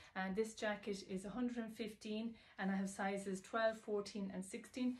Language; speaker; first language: English; native; English